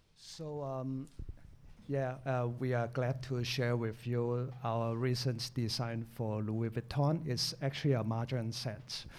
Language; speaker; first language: English; non-native, local second language; Cantonese